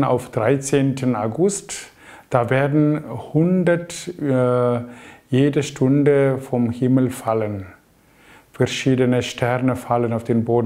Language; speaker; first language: German; non-native, fluent; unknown